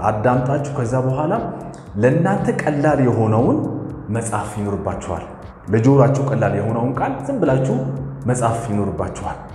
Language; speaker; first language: Amharic; non-native, fluent; Arabic